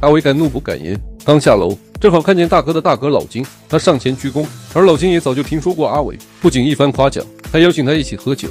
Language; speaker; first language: Chinese; native; Chinese